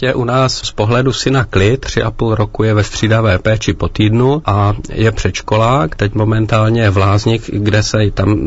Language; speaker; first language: Czech; native; Czech